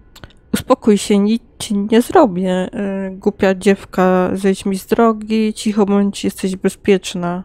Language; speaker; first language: Polish; native; Polish